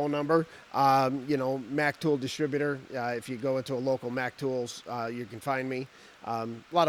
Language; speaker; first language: English; native; English